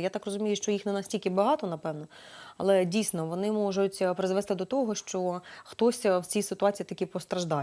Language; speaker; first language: Ukrainian; native; Ukrainian